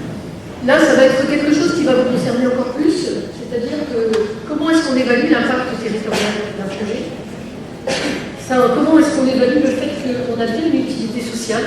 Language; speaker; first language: French; native; French